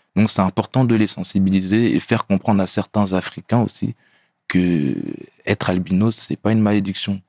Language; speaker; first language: French; native; French